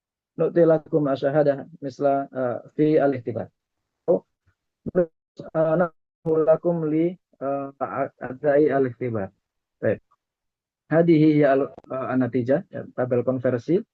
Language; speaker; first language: Arabic; non-native, fluent; Indonesian